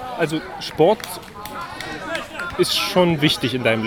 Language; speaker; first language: German; native; German